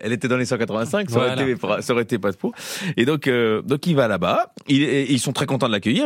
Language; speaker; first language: French; native; French